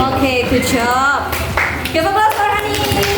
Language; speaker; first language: English; non-native, learner; Indonesian